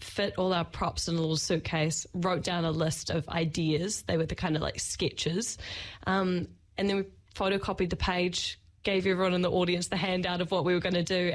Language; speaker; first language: English; native; English